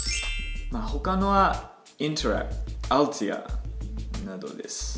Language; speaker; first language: Japanese; non-native, fluent; English